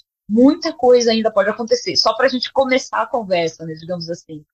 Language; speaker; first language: Portuguese; native; Portuguese